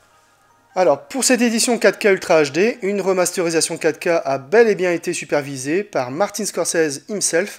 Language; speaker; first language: French; native; French